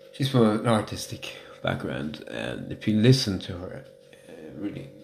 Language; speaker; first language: English; native; English